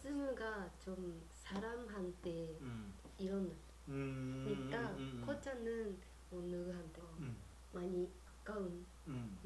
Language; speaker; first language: Korean; non-native, learner; Japanese